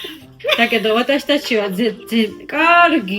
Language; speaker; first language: Japanese; non-native, fluent; Georgian